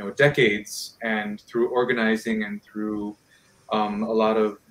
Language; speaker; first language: English; early bilingual, other home language; Spanish